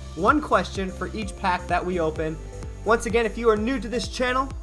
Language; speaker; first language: English; native; English